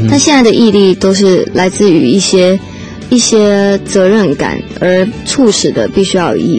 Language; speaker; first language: Chinese; native; Chinese